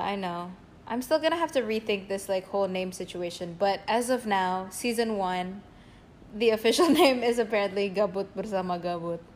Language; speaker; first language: English; non-native, fluent; Indonesian